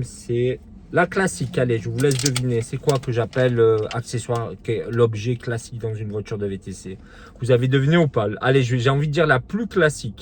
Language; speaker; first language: French; native; French